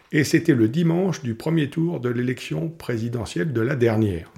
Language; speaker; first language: French; native; French